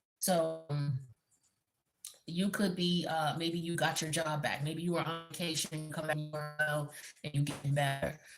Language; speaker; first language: English; native; English